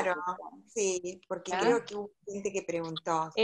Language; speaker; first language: Spanish; native; Spanish